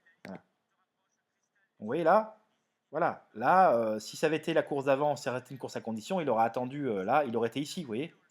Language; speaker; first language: French; native; French